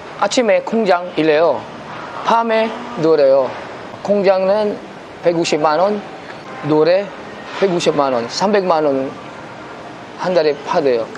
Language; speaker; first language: Korean; non-native, learner; Filipino